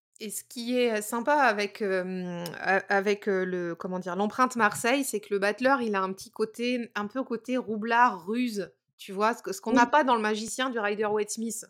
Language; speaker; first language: French; native; French